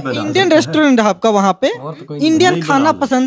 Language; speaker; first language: Hindi; native; Hindi